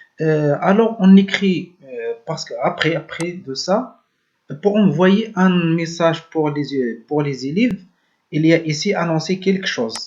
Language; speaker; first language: French; non-native, learner; Arabic